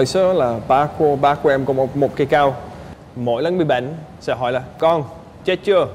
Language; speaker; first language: Vietnamese; early bilingual, heritage; Vietnamese